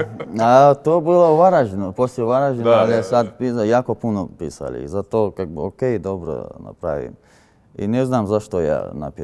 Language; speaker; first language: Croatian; non-native, learner; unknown